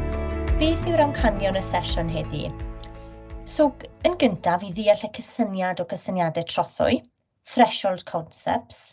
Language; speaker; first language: Welsh; native; Welsh